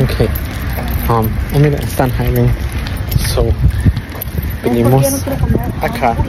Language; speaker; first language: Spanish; early bilingual, heritage; Spanish